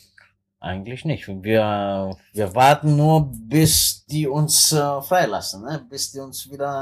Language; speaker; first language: German; non-native, fluent; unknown